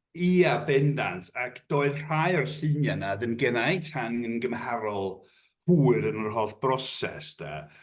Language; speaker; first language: Welsh; non-native, fluent; English